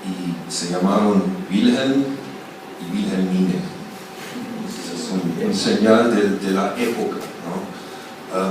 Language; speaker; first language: Spanish; non-native, fluent; German